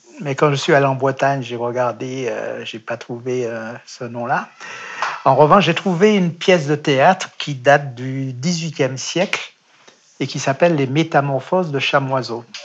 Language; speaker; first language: French; native; French